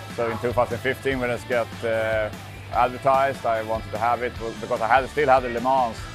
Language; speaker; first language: English; non-native, fluent; Swedish